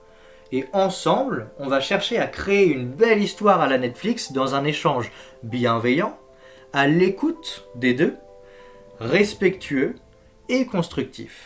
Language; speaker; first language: French; native; French